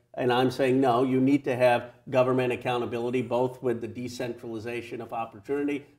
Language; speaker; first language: English; native; English